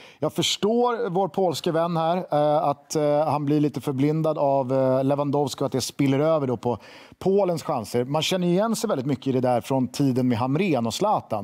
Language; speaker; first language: Swedish; native; Swedish